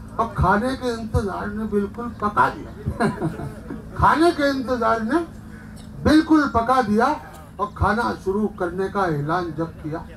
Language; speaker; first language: Urdu; native; Urdu